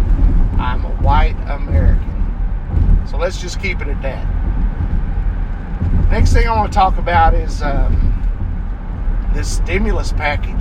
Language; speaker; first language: English; native; English